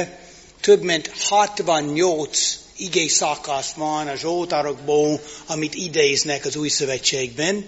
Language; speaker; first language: Hungarian; non-native, fluent; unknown